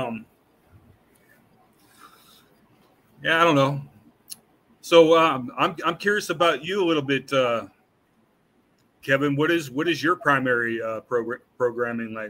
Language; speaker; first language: English; native; English